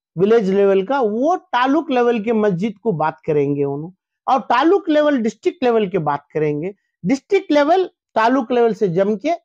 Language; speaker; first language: Hindi; non-native, local second language; Urdu